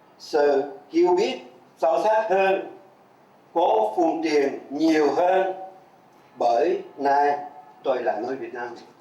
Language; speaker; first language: Vietnamese; non-native, fluent; French